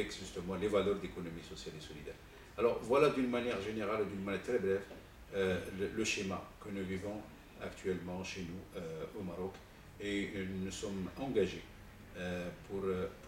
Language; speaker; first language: French; non-native, local second language; Arabic